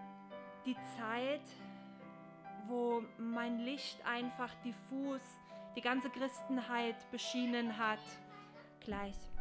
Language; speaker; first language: German; native; German